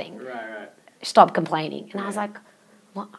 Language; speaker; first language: English; non-native, local second language; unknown